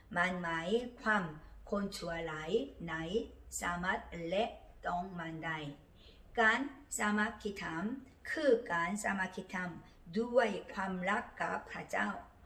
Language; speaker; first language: Thai; non-native, learner; Korean